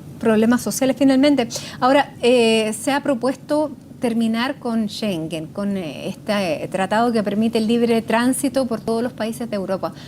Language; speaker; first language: Spanish; native; Spanish